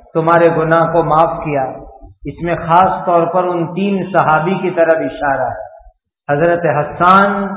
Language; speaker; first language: Urdu; native; Urdu